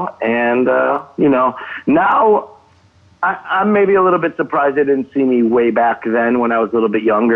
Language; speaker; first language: English; native; English